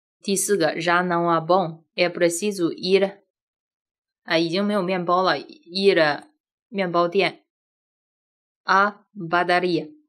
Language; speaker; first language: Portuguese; non-native, fluent; Chinese